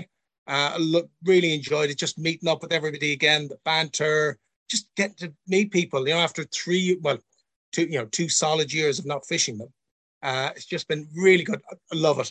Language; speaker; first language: English; native; English